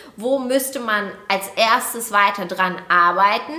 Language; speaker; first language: German; native; German